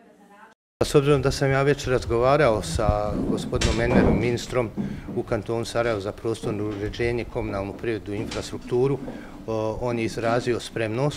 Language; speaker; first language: Croatian; native; Croatian